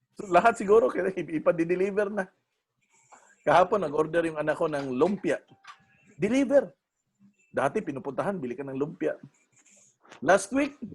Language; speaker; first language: Filipino; non-native, local second language; Cebuano